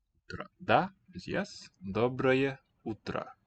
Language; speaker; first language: Russian; non-native, learner; English